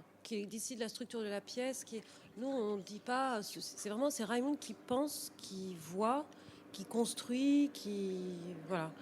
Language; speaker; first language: French; native; French